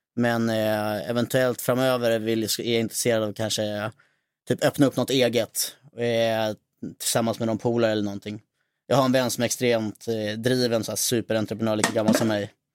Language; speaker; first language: Swedish; native; Swedish